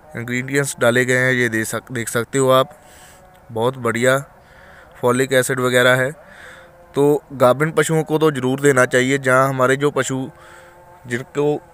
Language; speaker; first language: Hindi; native; Hindi